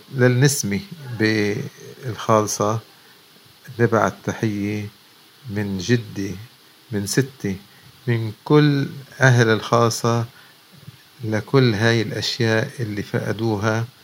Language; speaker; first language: Arabic; native; Arabic